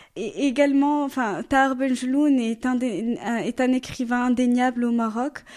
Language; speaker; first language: French; native; French